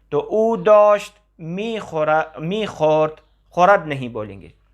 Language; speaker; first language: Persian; non-native, fluent; Urdu